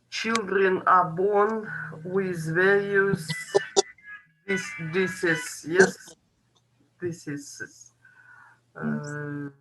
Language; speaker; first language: English; non-native, learner; Kazakh